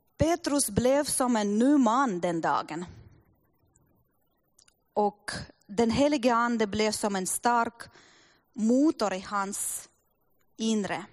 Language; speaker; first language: Swedish; non-native, fluent; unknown